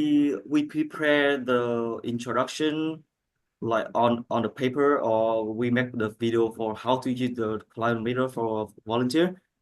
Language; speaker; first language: English; non-native, learner; Vietnamese